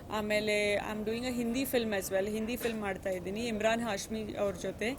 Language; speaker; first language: Kannada; native; Kannada